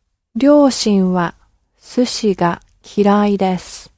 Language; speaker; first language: Japanese; non-native, learner; English